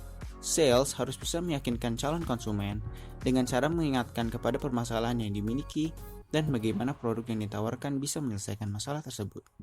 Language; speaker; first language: Indonesian; native; Indonesian